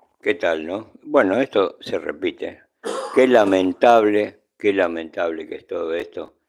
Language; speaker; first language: Spanish; native; Spanish